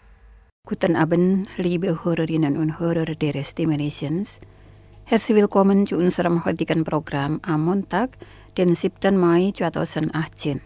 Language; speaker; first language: German; non-native, fluent; Indonesian